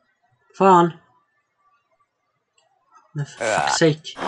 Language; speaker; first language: Swedish; native; Swedish